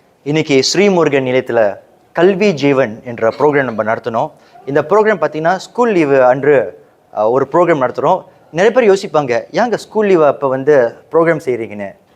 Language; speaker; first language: Tamil; native; Tamil